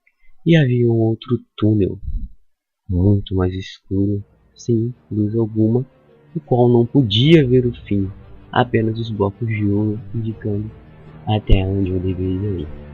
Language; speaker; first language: Portuguese; native; Portuguese